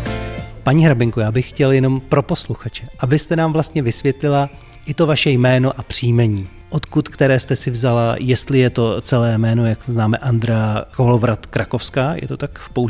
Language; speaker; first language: Czech; native; Czech